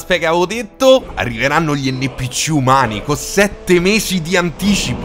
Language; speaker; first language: Italian; native; Italian